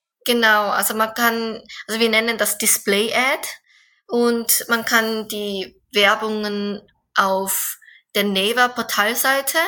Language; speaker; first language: German; non-native, fluent; Korean